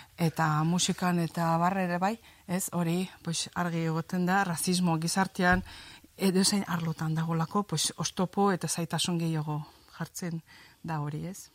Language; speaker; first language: Basque; non-native, fluent; Azerbaijani